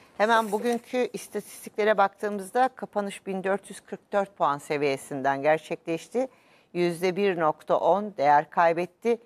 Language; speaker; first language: Turkish; native; Turkish